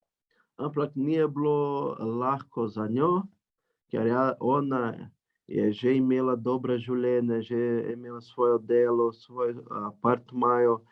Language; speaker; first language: Slovenian; non-native, learner; Portuguese